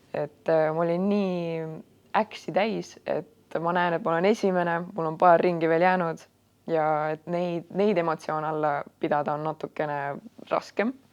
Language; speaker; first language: Estonian; non-native, local second language; Russian